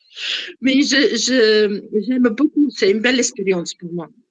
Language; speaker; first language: French; non-native, fluent; Italian